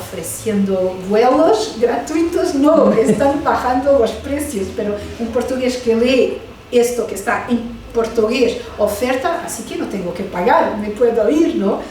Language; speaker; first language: Spanish; non-native, fluent; Portuguese